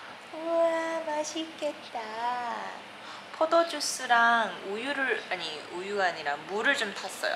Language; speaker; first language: Korean; early bilingual, heritage; Korean